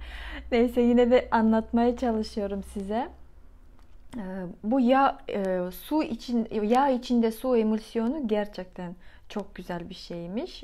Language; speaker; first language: Turkish; non-native, fluent; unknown